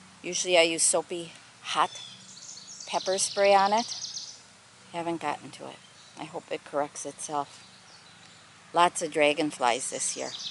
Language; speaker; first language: English; native; English